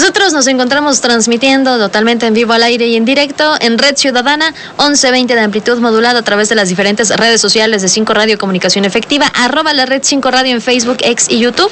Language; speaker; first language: Spanish; native; Spanish